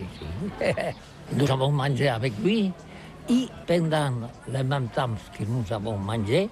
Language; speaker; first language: French; non-native, learner; Catalan